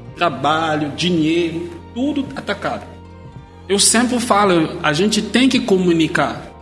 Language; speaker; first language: Portuguese; non-native, fluent; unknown